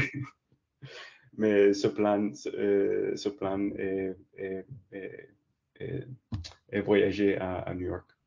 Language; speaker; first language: French; non-native, learner; English